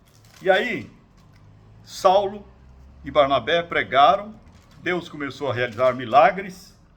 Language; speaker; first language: Portuguese; native; Portuguese